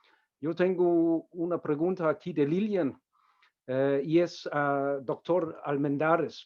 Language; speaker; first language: Spanish; non-native, fluent; Danish